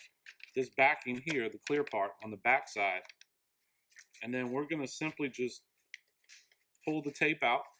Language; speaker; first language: English; native; English